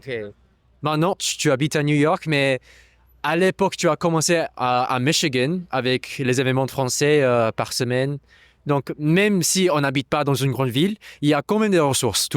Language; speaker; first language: French; non-native, fluent; English